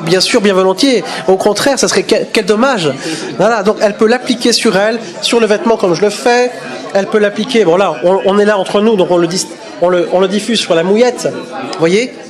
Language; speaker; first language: French; native; French